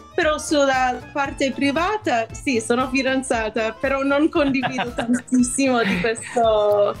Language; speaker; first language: Italian; non-native, fluent; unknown